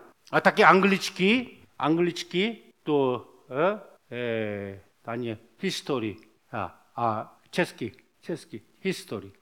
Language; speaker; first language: Czech; non-native, learner; Korean